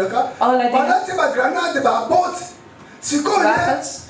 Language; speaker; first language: Dutch; non-native, fluent; Lingala